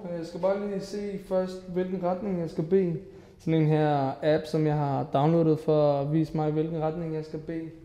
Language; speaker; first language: Danish; early bilingual, other home language; Turkish